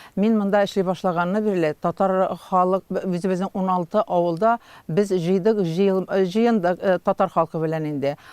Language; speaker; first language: Tatar; native; Tatar